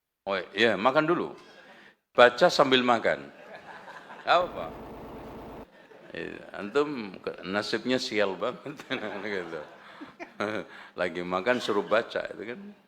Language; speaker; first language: Indonesian; native; Indonesian